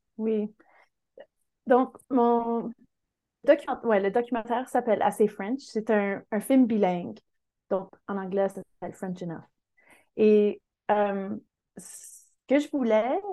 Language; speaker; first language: French; native; French